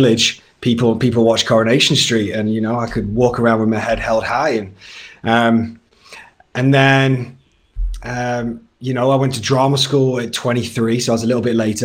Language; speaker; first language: English; native; English